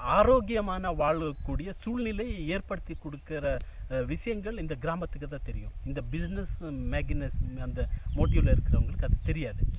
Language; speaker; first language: Tamil; non-native, local second language; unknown